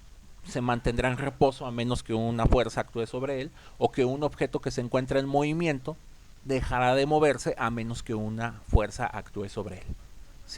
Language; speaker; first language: Spanish; native; Spanish